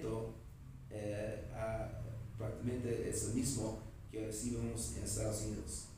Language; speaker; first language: Spanish; non-native, learner; English